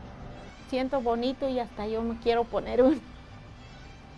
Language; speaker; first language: Spanish; native; Spanish